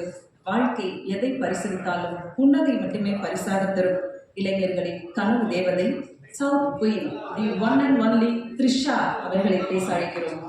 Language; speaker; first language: Tamil; native; Tamil